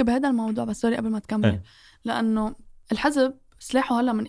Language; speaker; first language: Arabic; native; Arabic